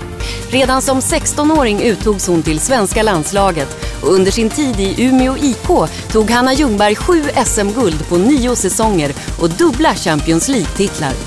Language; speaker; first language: Swedish; native; Swedish